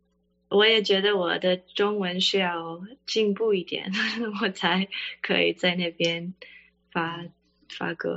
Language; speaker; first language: Chinese; early bilingual, heritage; Chinese